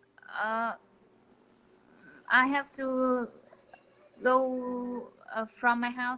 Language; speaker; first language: English; non-native, learner; Vietnamese